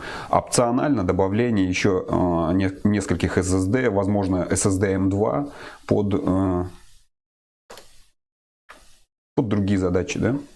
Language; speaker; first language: Russian; native; Russian